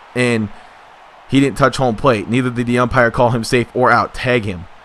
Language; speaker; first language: English; native; English